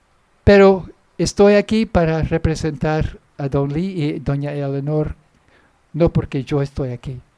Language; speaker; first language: Spanish; non-native, fluent; English